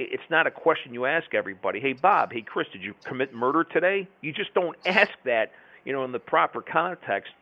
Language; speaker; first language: English; native; English